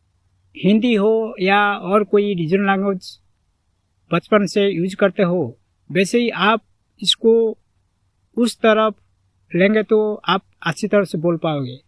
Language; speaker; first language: Hindi; non-native, local second language; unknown